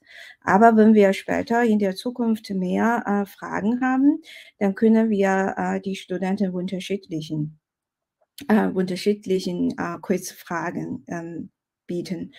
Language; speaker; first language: German; non-native, fluent; Chinese